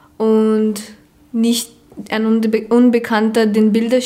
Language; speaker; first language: German; non-native, learner; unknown